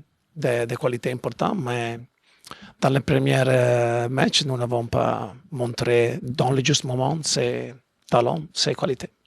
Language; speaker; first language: French; non-native, learner; Italian